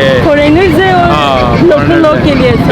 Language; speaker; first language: Hindi; non-native, learner; Turkish